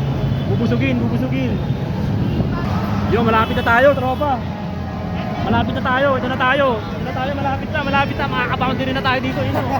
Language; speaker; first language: Filipino; native; Filipino